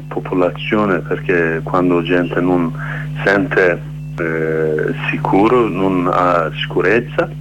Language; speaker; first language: Italian; non-native, learner; Kurdish